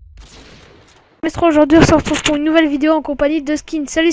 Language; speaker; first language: French; native; French